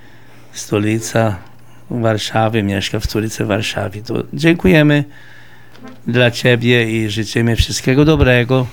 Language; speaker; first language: Polish; early bilingual, heritage; Polish